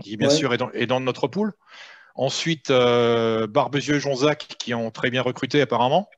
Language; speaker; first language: French; native; French